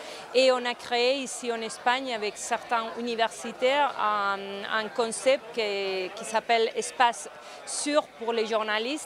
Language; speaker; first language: French; non-native, fluent; Spanish